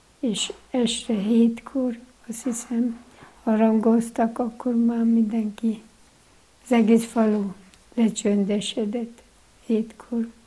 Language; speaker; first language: Hungarian; non-native, local second language; German